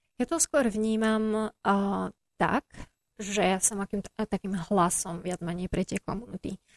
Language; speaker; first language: Slovak; native; Slovak